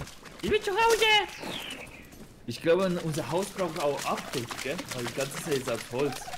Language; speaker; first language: German; non-native, learner; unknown